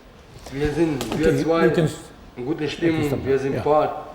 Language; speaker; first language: German; non-native, learner; Romany